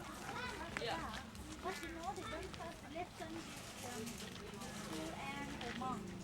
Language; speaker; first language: English; non-native, learner; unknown